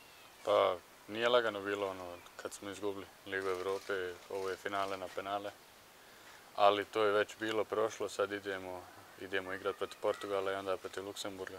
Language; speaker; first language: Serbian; early bilingual, heritage; Bosnian